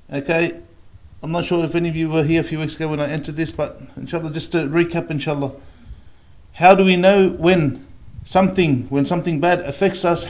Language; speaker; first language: English; native; English